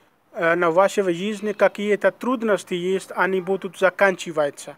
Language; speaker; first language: Russian; non-native, learner; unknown